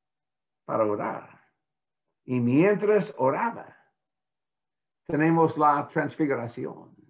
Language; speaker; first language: Spanish; non-native, fluent; English